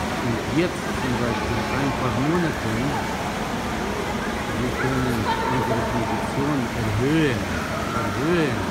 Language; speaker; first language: German; non-native, learner; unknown